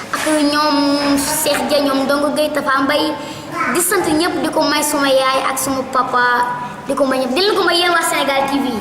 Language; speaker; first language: Wolof; native; Wolof